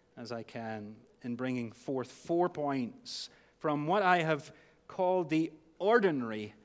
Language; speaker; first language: English; native; English